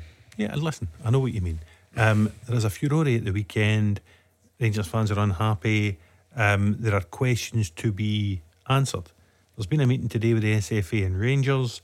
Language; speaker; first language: English; native; English